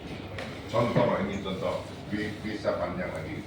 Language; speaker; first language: Indonesian; non-native, learner; Chinese